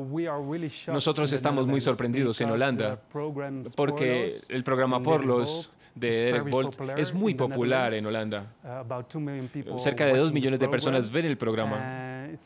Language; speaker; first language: Spanish; non-native, fluent; Dutch